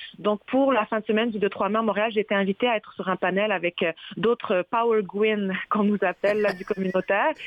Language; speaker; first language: French; early bilingual, other home language; Arabic